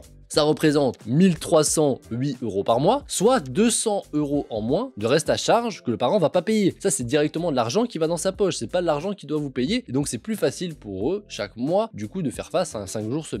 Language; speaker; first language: French; native; French